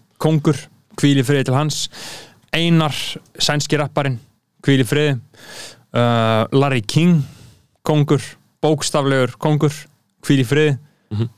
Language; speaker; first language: Icelandic; non-native, fluent; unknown